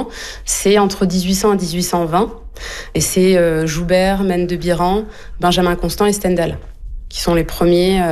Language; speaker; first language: French; native; French